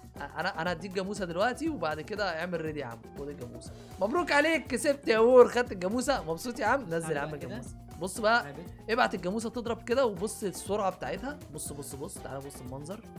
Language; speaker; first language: Arabic; native; Arabic